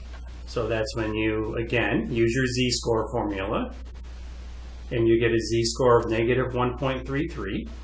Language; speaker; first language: English; native; English